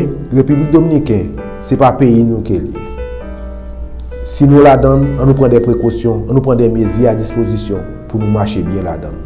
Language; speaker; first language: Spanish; non-native, learner; Haitian Creole